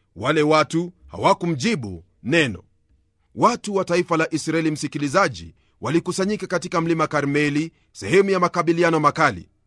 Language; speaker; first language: Swahili; non-native, local second language; Luyia